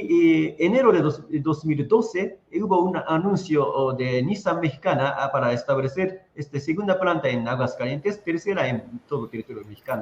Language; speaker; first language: Spanish; non-native, fluent; Japanese